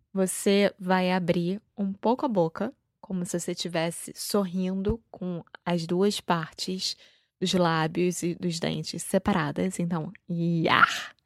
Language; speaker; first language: Portuguese; native; Portuguese